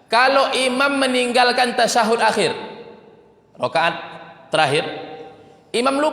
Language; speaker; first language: Indonesian; native; Indonesian